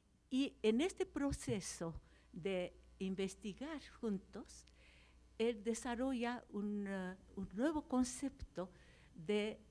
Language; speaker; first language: Spanish; non-native, fluent; Japanese